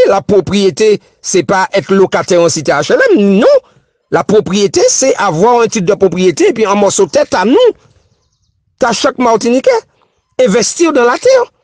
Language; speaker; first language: French; native; French